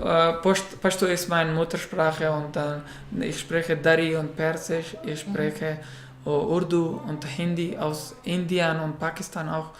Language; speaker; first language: German; non-native, learner; Pashto